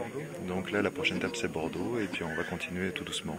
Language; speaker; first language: French; native; French